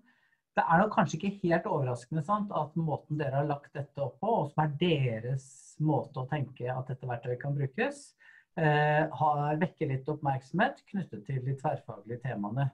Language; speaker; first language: Norwegian; native; Norwegian